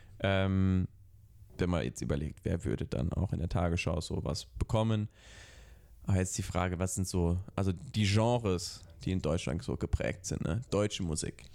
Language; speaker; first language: German; early bilingual, other home language; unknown